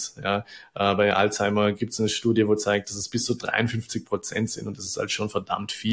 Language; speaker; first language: German; native; German